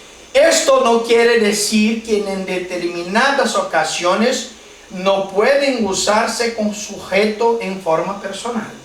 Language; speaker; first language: Spanish; non-native, fluent; Portuguese